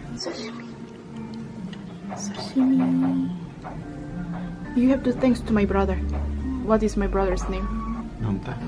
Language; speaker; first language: English; non-native, learner; Korean